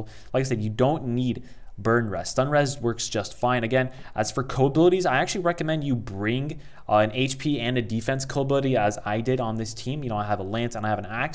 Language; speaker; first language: English; native; English